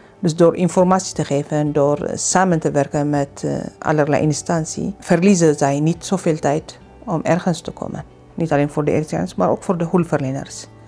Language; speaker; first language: Dutch; non-native, fluent; Tigrinya